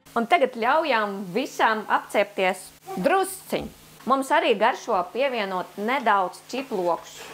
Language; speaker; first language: Latvian; non-native, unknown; Ukrainian